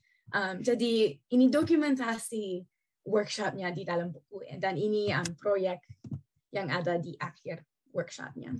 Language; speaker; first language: Indonesian; non-native, learner; English